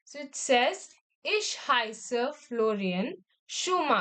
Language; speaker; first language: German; non-native, learner; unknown